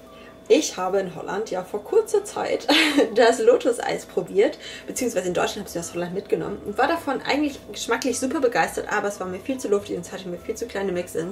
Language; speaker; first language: German; native; German